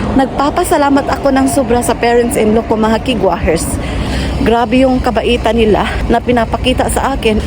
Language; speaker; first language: Filipino; non-native, local second language; Cebuano